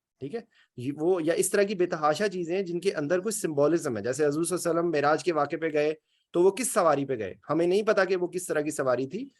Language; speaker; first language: Urdu; native; Urdu